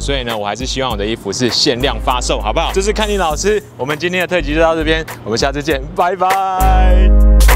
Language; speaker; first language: Chinese; native; Chinese